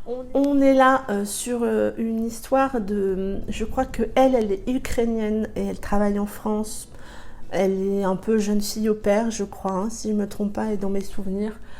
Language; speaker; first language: French; native; French